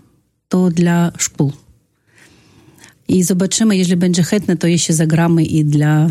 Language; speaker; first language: Polish; non-native, fluent; Russian